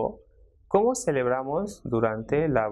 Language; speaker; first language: Spanish; non-native, fluent; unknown